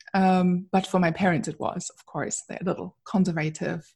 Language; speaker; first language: English; non-native, fluent; German